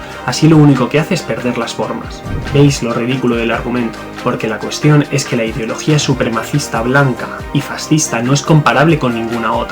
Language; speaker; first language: Spanish; native; Spanish